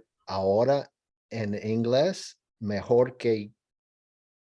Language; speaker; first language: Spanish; non-native, learner; English